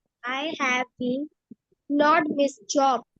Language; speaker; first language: English; non-native, learner; Urdu